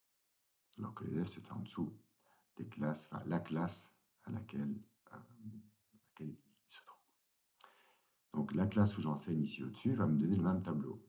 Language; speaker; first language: French; native; French